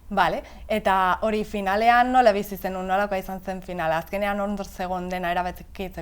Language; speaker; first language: Basque; native; Basque